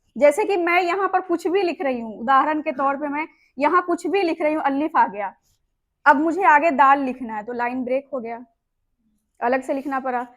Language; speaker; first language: Hindi; native; Hindi